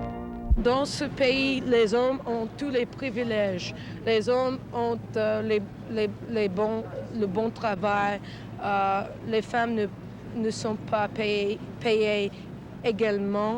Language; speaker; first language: French; non-native, learner; English